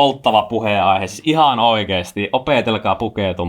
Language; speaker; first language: Finnish; native; Finnish